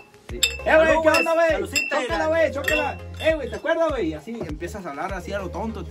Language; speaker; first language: Spanish; native; Spanish